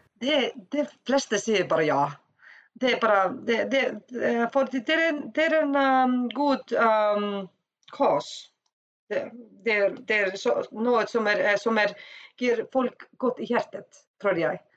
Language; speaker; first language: Swedish; non-native, learner; Icelandic